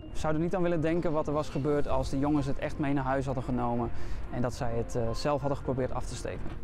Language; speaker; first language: Dutch; native; Dutch